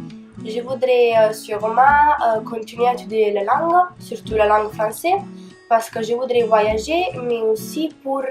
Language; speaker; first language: French; non-native, fluent; Italian